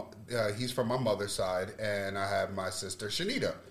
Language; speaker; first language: English; native; English